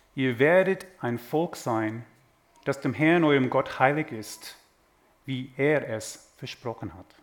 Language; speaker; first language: German; non-native, fluent; English